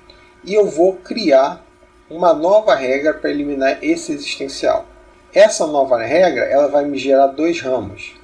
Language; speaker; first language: Portuguese; native; Portuguese